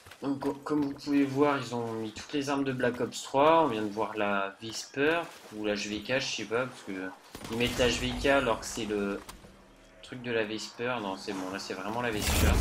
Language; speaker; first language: French; native; French